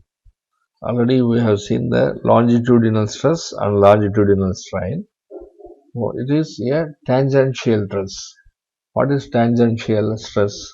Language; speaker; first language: English; non-native, local second language; Tamil